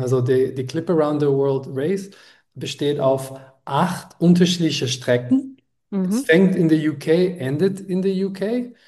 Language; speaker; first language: German; non-native, fluent; Spanish